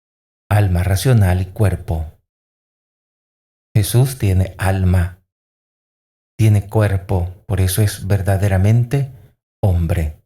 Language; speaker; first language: Spanish; native; Spanish